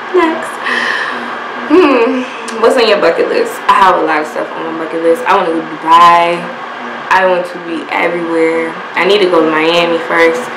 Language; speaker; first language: English; native; English